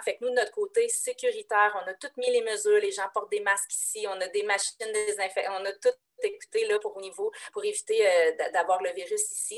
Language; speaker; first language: French; native; French